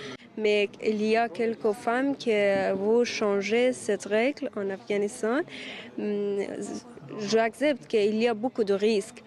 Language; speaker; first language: French; non-native, learner; Persian